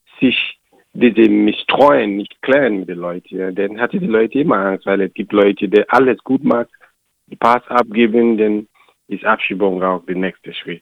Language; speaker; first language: German; non-native, learner; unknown